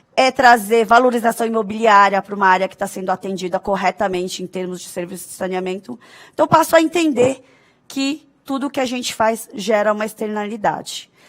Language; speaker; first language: Portuguese; early bilingual, other home language; Korean